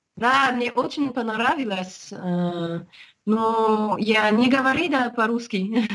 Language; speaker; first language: Russian; non-native, learner; French